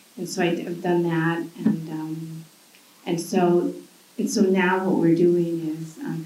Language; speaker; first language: English; early bilingual, other home language; Spanish